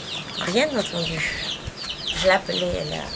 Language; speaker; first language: French; non-native, fluent; Vietnamese